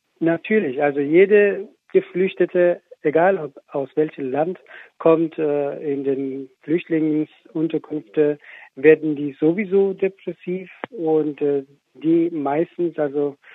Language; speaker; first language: German; non-native, fluent; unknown